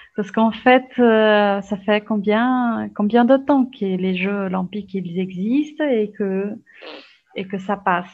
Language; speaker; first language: French; non-native, fluent; Portuguese